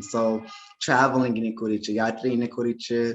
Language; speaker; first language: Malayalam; non-native, learner; English